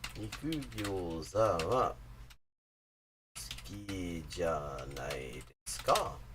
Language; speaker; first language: Japanese; non-native, learner; English